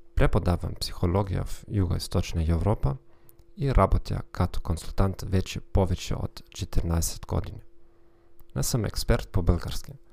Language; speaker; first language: Bulgarian; non-native, learner; German